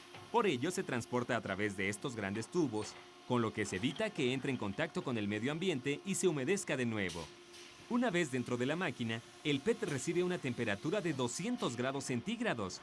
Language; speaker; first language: Spanish; native; Spanish